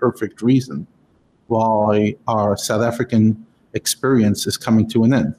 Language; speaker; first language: English; native; English